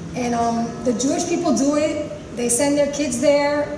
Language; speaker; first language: English; early bilingual, other home language; Spanish